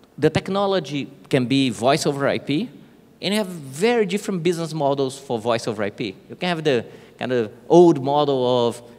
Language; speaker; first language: English; non-native, fluent; Portuguese